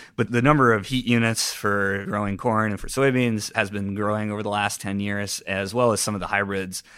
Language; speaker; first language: English; native; English